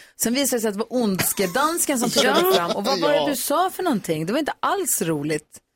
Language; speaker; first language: Swedish; native; Swedish